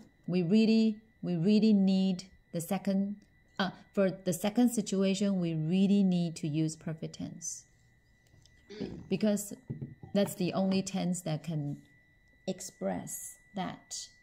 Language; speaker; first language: English; non-native, fluent; Chinese